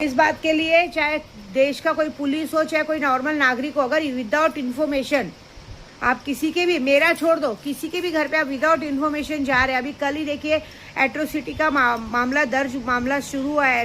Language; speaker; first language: Hindi; native; Hindi